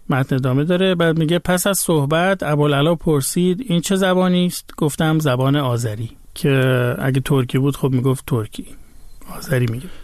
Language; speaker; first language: Persian; native; Persian